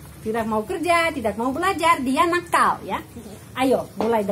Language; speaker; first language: Indonesian; non-native, fluent; Russian